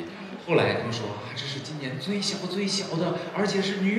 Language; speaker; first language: Chinese; native; Chinese